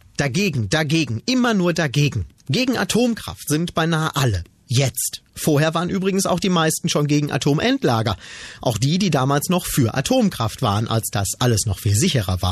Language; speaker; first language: German; native; German